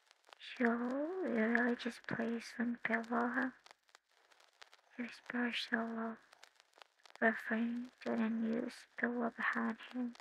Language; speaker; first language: English; non-native, learner; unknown